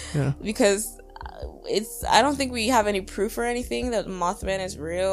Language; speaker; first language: English; native; English